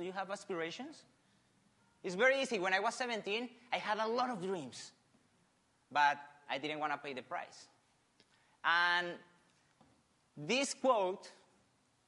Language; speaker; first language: English; non-native, fluent; Spanish